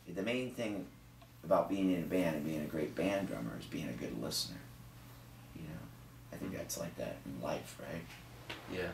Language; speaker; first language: English; native; English